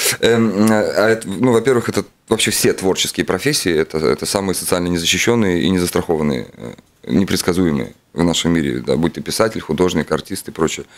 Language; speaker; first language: Russian; native; Russian